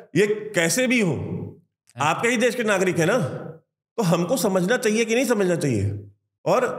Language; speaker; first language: Hindi; native; Hindi